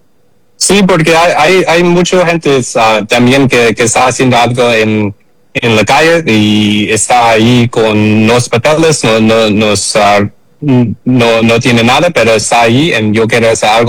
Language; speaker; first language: Spanish; early bilingual, heritage; English